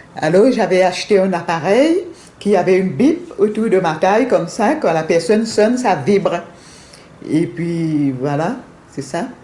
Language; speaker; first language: French; non-native, local second language; Morisyen